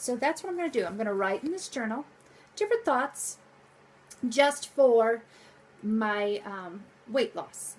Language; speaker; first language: English; native; English